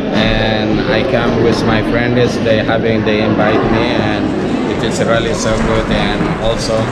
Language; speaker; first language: English; non-native, learner; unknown